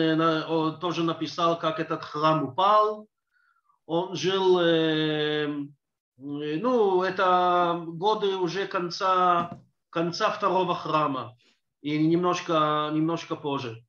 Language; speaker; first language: Russian; early bilingual, heritage; Russian